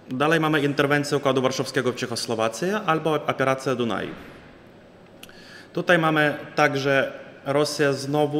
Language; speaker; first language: Polish; non-native, fluent; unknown